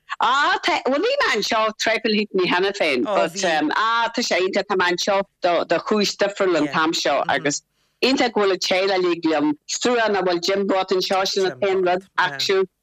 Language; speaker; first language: Irish; native; Irish